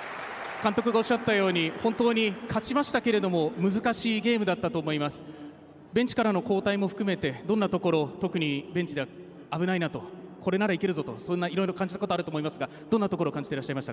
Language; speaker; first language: Japanese; native; Japanese